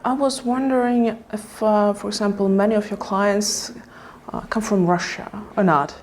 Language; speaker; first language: English; non-native, fluent; Russian